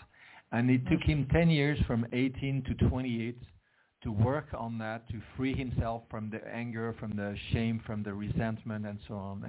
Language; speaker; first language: English; non-native, fluent; French